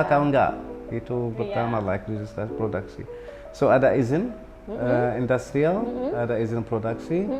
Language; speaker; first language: Indonesian; non-native, learner; Arabic